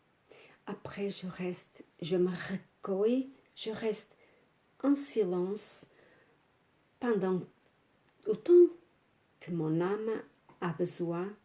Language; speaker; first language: French; non-native, fluent; Portuguese